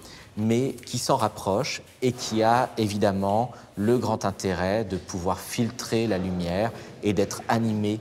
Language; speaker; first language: French; native; French